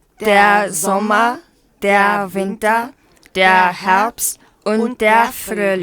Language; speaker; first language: German; non-native, learner; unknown